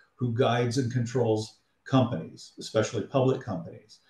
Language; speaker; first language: English; native; English